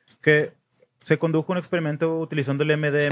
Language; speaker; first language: Spanish; native; Spanish